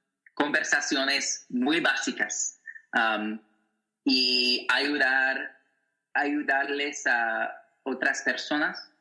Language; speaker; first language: Spanish; non-native, learner; English